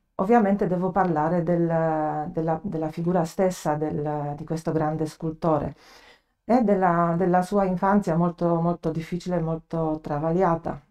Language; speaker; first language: Italian; non-native, fluent; Polish